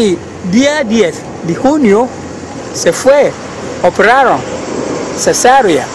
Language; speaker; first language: Spanish; non-native, learner; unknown